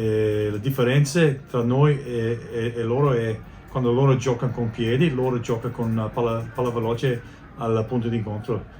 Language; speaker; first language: Italian; non-native, learner; English